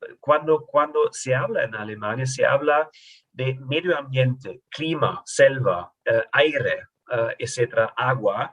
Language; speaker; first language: Spanish; non-native, fluent; German